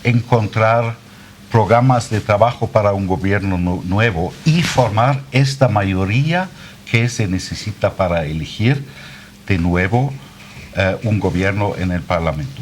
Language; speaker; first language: Spanish; non-native, fluent; German